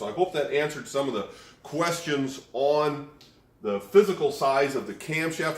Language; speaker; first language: English; native; English